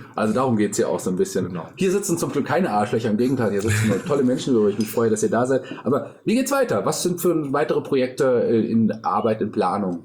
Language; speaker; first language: German; native; German